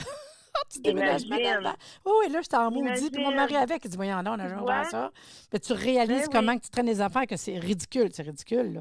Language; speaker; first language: French; native; French